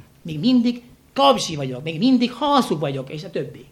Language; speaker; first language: Hungarian; non-native, fluent; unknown